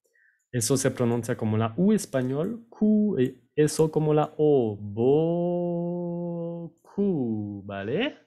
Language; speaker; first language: Spanish; non-native, fluent; French